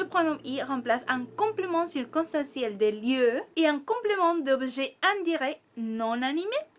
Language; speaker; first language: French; non-native, fluent; Spanish